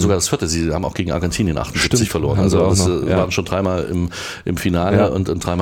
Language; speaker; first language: German; native; German